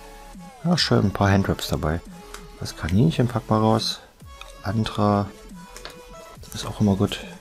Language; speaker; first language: German; native; German